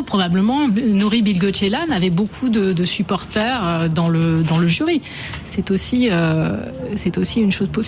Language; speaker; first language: French; native; French